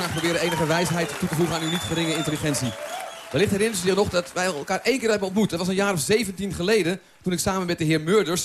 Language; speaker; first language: Dutch; native; Dutch